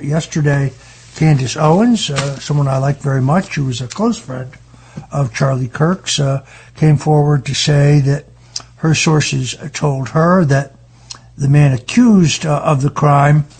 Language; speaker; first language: English; native; English